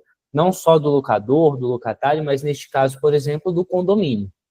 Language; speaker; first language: Portuguese; native; Portuguese